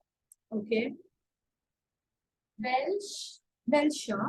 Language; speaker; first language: German; non-native, fluent; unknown